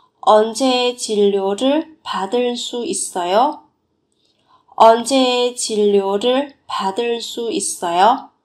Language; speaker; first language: Korean; non-native, fluent; Vietnamese